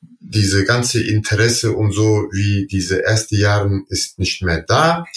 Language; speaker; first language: German; early bilingual, other home language; Turkish